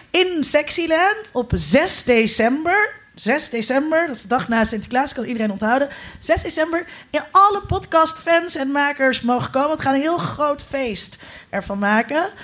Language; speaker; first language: Dutch; native; Dutch